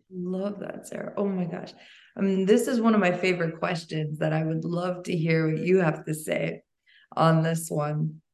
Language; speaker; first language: English; early bilingual, other home language; Albanian